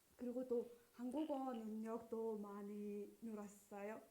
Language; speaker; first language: Korean; non-native, learner; Mongolian